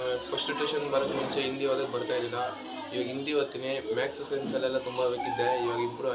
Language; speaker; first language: Kannada; native; Kannada